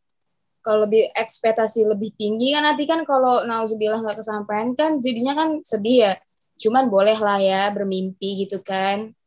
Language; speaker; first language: Indonesian; native; Indonesian